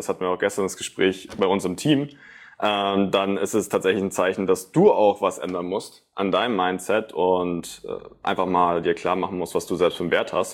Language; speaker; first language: German; native; German